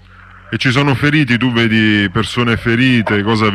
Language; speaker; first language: Italian; native; Italian